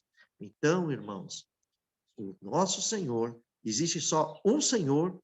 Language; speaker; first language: Portuguese; native; Portuguese